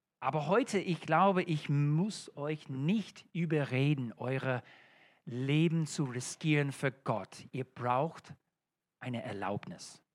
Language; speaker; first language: German; non-native, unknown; English